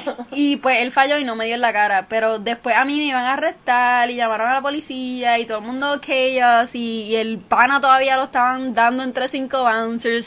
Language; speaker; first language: Spanish; early bilingual, heritage; Spanish